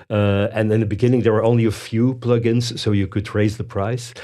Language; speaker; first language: English; non-native, fluent; Dutch